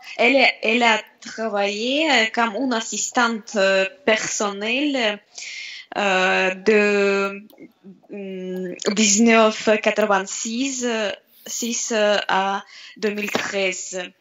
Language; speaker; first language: French; non-native, learner; Russian